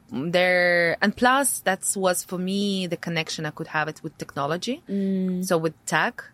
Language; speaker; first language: English; non-native, fluent; Latvian